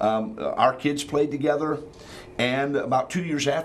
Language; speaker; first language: English; native; English